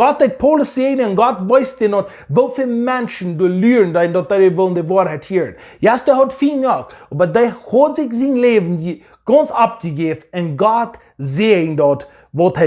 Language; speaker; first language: German; non-native, learner; English